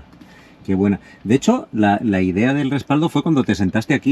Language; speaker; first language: Spanish; native; Spanish